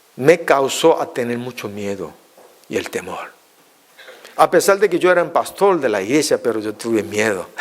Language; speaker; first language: Spanish; non-native, fluent; Korean